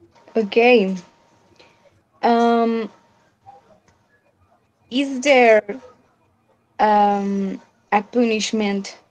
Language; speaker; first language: English; non-native, fluent; Spanish